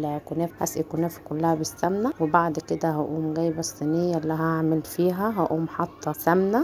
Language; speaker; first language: Arabic; native; Arabic